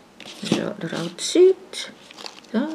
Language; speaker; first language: Dutch; non-native, learner; Indonesian